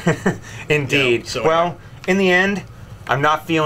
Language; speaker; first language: English; native; English